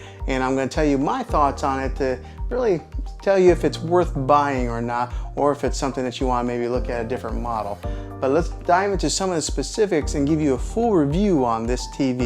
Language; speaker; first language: English; native; English